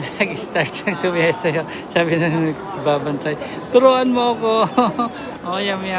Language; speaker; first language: Filipino; native; Filipino